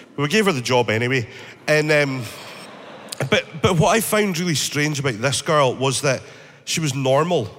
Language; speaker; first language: English; native; English